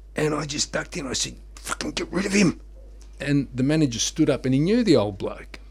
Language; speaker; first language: English; native; English